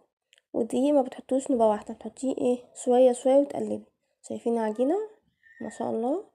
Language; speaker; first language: Arabic; native; Arabic